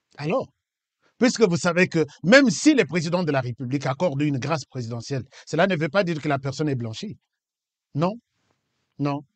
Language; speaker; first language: French; non-native, local second language; Lingala